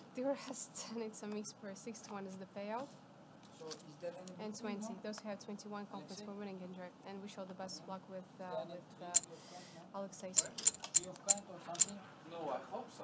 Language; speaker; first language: English; non-native, fluent; Latvian